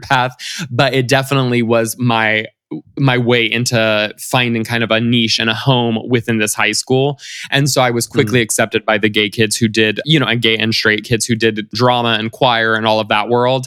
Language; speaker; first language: English; native; English